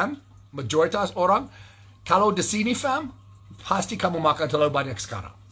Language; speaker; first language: Indonesian; non-native, learner; English